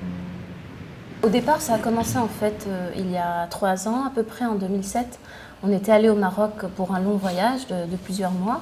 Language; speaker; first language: French; non-native, local second language; Arabic